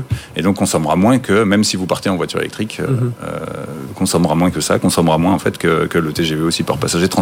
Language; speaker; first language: French; native; French